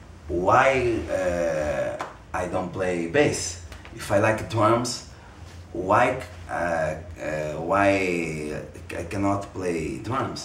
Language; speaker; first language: English; non-native, fluent; Portuguese